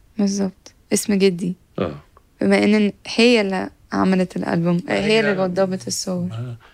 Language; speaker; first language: Arabic; native; Arabic